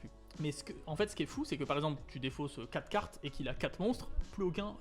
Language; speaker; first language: French; native; French